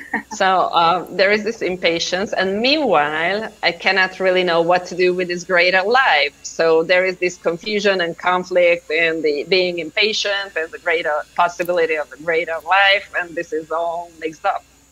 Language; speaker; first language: English; non-native, fluent; Hungarian